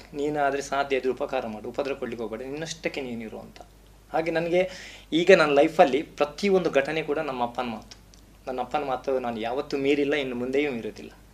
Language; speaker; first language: Kannada; non-native, local second language; Tulu